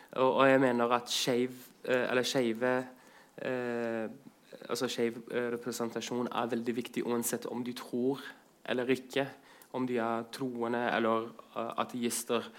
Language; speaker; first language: Norwegian; non-native, fluent; Arabic